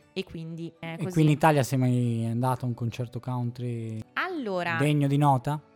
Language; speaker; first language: Italian; native; Italian